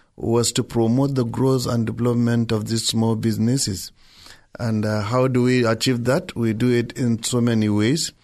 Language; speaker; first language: English; non-native, local second language; Hausa